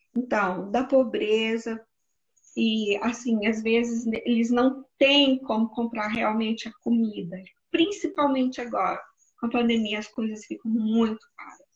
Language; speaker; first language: Portuguese; native; Portuguese